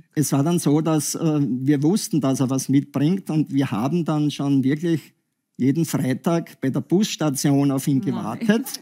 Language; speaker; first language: German; native; German